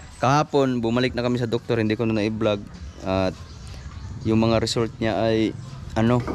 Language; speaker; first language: Filipino; native; Filipino